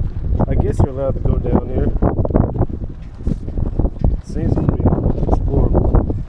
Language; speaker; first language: English; native; English